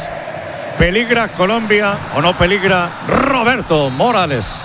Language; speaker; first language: Spanish; native; Spanish